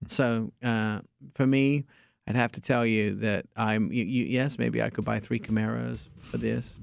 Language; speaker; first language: English; native; English